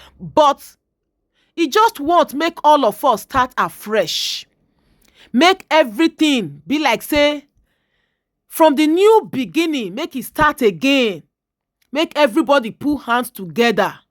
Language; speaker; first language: Nigerian Pidgin; native; Nigerian Pidgin